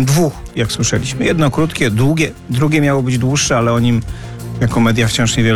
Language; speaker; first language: Polish; native; Polish